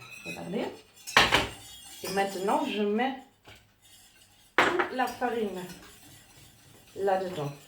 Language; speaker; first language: French; non-native, learner; German